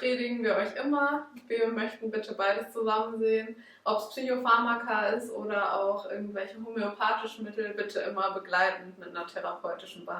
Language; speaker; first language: German; native; German